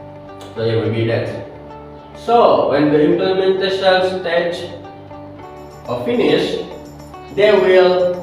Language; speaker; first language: English; non-native, learner; Indonesian